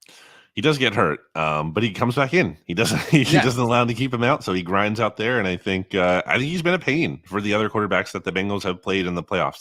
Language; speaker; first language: English; native; English